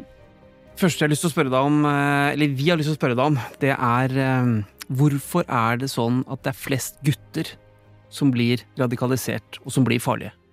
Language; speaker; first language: Norwegian; native; Norwegian